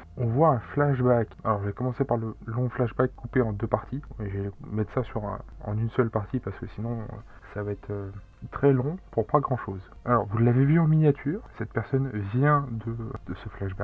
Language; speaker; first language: French; native; French